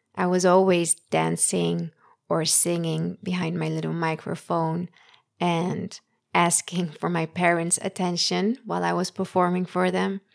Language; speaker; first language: English; early bilingual, other home language; Persian